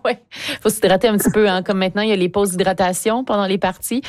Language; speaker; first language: French; native; French